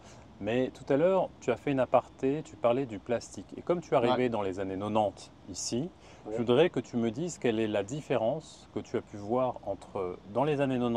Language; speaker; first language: French; native; French